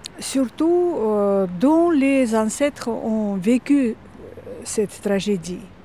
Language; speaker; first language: French; non-native, fluent; Armenian